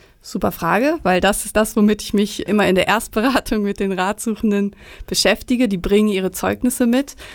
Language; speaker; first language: German; native; German